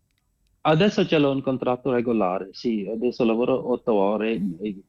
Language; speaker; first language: Italian; non-native, learner; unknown